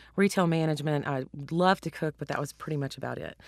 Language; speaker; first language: English; native; English